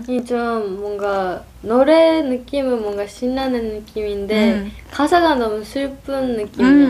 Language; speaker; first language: Korean; non-native, fluent; Japanese